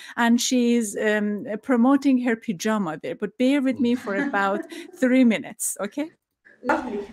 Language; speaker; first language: English; non-native, fluent; Persian